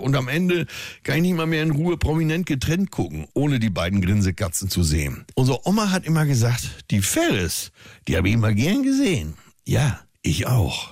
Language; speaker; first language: German; native; German